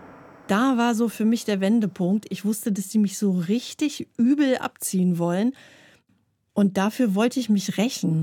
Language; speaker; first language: German; native; German